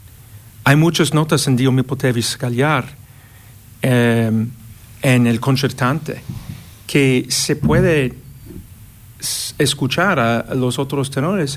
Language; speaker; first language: Spanish; non-native, fluent; English